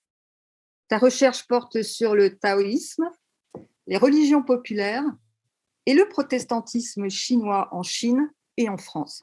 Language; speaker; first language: French; native; French